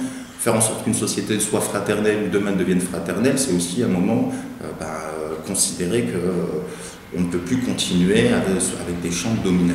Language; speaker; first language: French; native; French